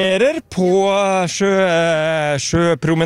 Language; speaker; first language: Norwegian; native; Norwegian